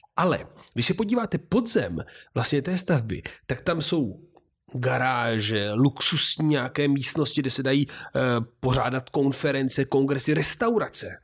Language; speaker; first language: Czech; non-native, fluent; Italian